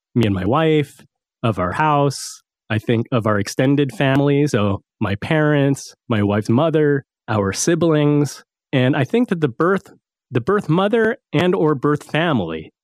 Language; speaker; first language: English; native; English